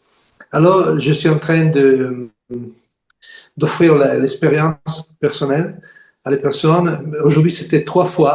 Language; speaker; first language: French; non-native, fluent; Italian